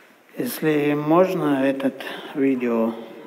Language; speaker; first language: Russian; non-native, fluent; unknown